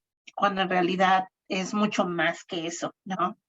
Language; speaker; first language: Spanish; native; Spanish